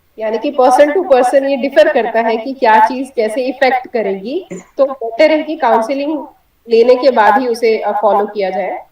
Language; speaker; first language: Hindi; native; Hindi